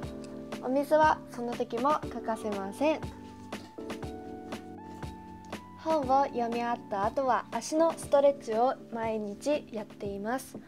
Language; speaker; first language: Japanese; early bilingual, heritage; Japanese